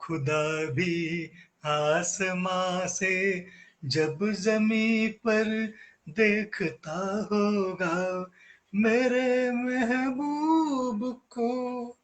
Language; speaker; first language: Hindi; non-native, local second language; Marathi